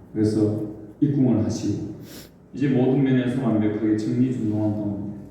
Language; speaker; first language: Korean; native; Korean